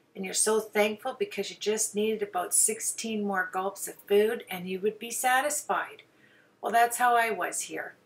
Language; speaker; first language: English; native; English